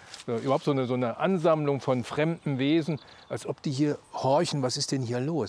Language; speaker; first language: German; native; German